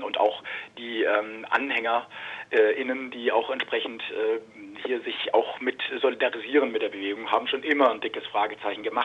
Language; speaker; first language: German; native; German